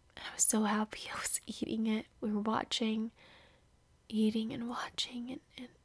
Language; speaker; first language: English; non-native, fluent; Indonesian